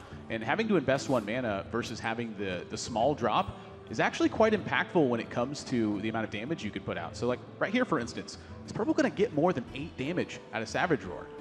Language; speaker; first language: English; native; English